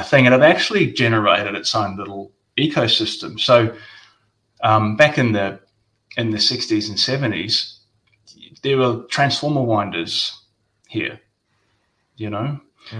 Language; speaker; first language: English; native; English